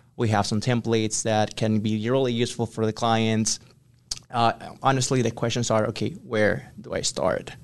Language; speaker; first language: English; non-native, fluent; Spanish